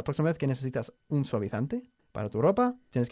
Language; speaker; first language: Spanish; non-native, fluent; English